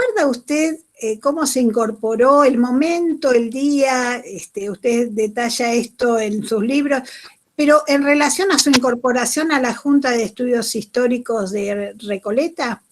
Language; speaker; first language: Spanish; native; Spanish